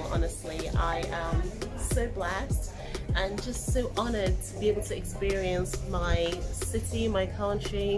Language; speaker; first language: English; non-native, local second language; Akan